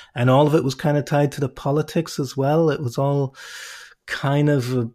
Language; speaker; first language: English; native; English